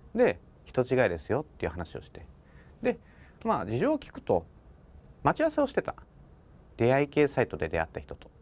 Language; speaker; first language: Japanese; native; Japanese